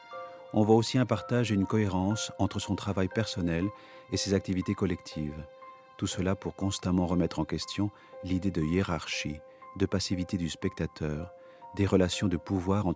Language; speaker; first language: French; native; French